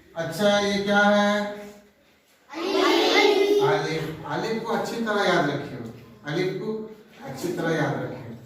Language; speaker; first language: Hindi; native; Hindi